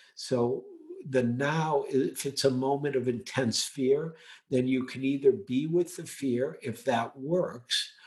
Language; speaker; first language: English; native; English